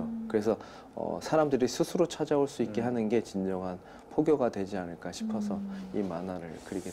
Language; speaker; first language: Korean; native; Korean